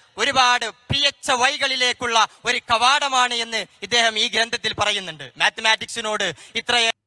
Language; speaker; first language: Malayalam; native; Malayalam